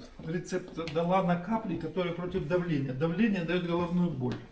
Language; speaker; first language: Russian; native; Russian